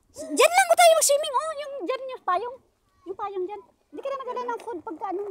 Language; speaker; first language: Filipino; non-native, local second language; Hiligaynon